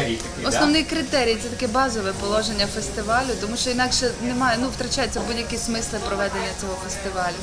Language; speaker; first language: Ukrainian; native; Ukrainian